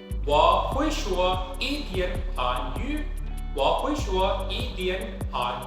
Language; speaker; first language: Chinese; non-native, learner; Urdu